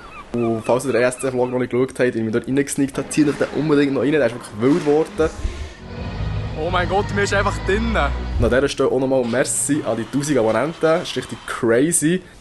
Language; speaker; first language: German; native; German